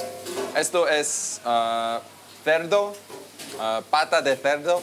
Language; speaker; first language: Spanish; non-native, learner; Korean